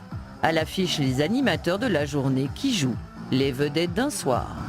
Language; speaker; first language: French; native; French